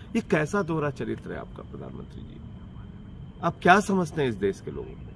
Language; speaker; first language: Hindi; native; Hindi